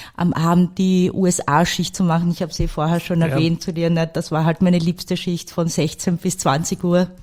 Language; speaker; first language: German; native; German